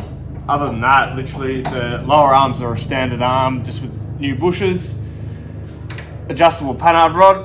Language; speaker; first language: English; native; English